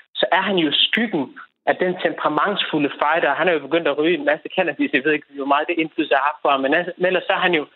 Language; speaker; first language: Danish; native; Danish